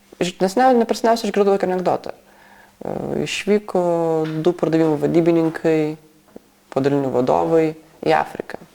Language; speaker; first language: Lithuanian; non-native, local second language; Polish